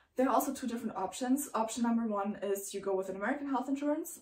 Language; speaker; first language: English; non-native, fluent; German